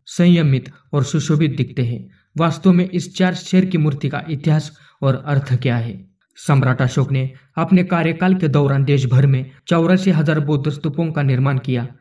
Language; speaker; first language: Hindi; non-native, local second language; Marathi